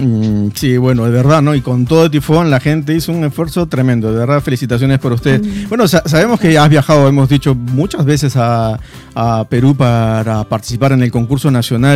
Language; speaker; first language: Spanish; native; Spanish